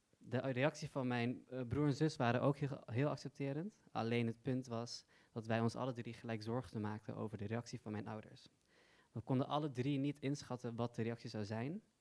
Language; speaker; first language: Dutch; early bilingual, other home language; Persian